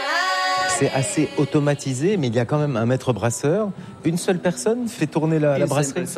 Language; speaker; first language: French; native; French